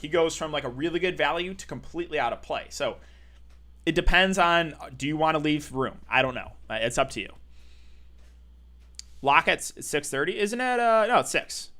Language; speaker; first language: English; native; English